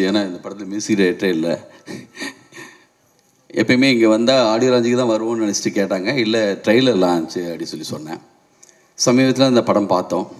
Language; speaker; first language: Tamil; native; Tamil